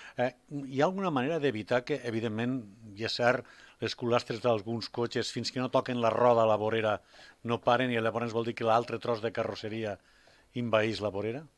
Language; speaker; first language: Catalan; native; Catalan